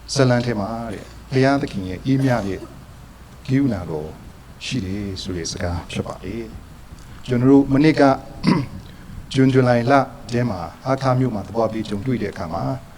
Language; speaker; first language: Burmese; non-native, local second language; Hakha Chin